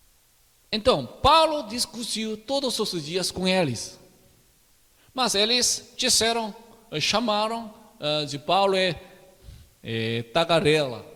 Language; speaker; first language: Portuguese; non-native, learner; Korean